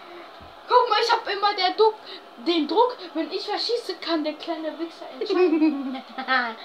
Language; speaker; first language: German; native; German